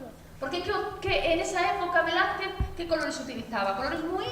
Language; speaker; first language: Spanish; native; Spanish